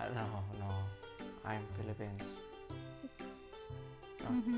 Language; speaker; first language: English; non-native, learner; Indonesian